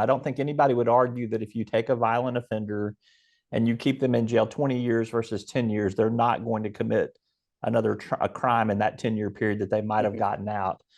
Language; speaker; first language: English; native; English